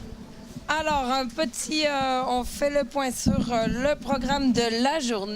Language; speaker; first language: French; native; French